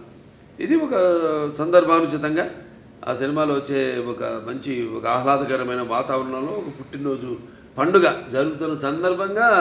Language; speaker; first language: Telugu; native; Telugu